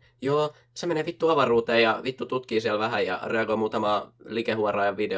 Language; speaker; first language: Finnish; native; Finnish